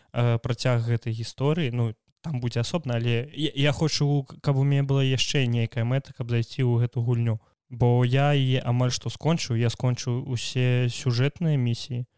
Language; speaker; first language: Belarusian; non-native, local second language; Russian